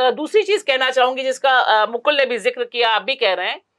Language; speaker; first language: Hindi; native; Hindi